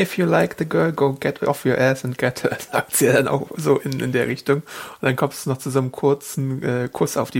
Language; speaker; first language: German; native; German